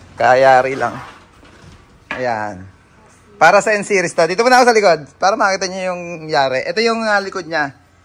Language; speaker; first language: Filipino; native; Filipino